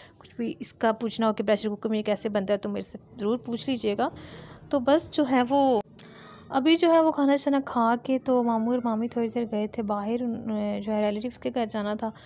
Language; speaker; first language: Hindi; native; Hindi